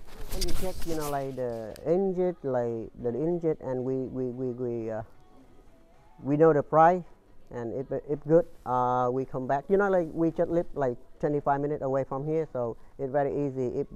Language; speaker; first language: English; non-native, learner; Vietnamese